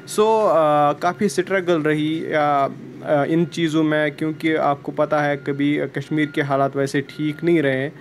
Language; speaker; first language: Hindi; non-native, local second language; Kashmiri